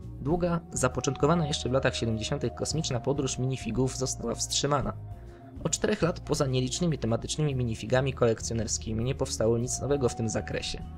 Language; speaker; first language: Polish; native; Polish